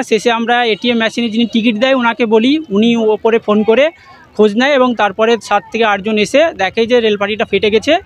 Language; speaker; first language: Bangla; native; Bangla